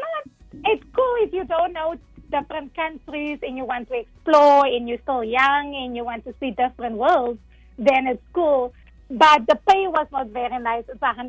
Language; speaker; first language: English; non-native, local second language; Dutch